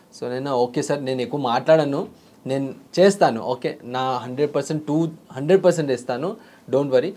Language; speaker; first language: Telugu; native; Telugu